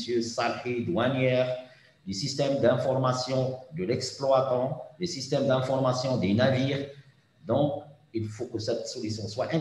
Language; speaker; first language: French; non-native, local second language; Arabic